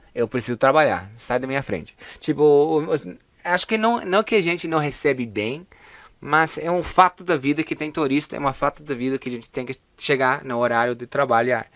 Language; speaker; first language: Portuguese; non-native, fluent; English